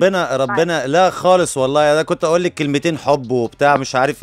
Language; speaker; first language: Arabic; native; Arabic